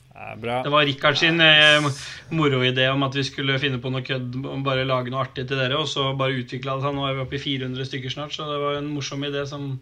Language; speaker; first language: Norwegian; native; Norwegian